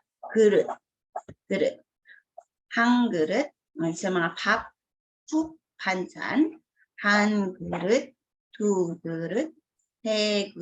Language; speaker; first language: Korean; non-native, fluent; Filipino